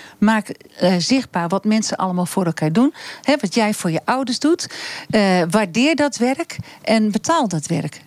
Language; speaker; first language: Dutch; native; Dutch